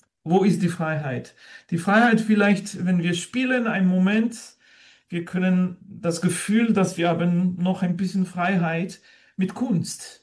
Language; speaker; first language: German; non-native, fluent; French